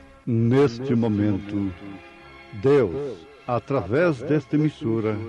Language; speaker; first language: Portuguese; native; Portuguese